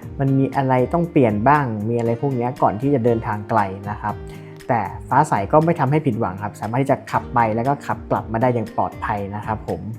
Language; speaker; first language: Thai; native; Thai